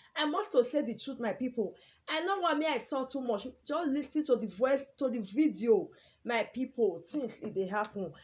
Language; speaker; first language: Nigerian Pidgin; native; Nigerian Pidgin